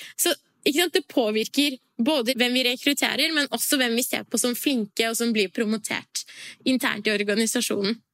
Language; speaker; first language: Norwegian; early bilingual, other home language; Persian